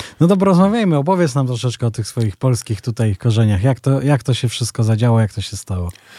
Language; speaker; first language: Polish; native; Polish